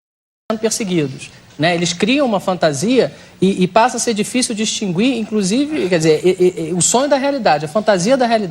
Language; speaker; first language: Portuguese; native; Portuguese